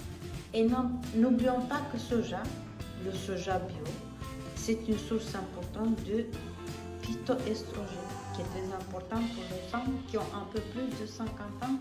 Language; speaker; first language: French; non-native, fluent; Romanian